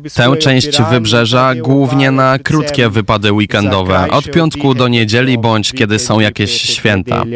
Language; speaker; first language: Polish; non-native, fluent; Slovenian